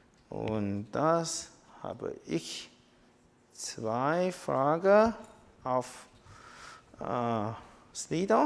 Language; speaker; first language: German; non-native, learner; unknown